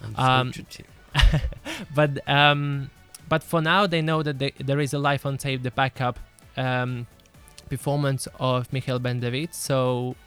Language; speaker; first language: English; early bilingual, other home language; Lithuanian